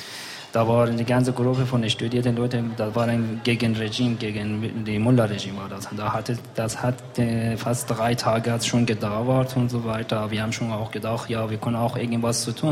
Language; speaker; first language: German; non-native, learner; Persian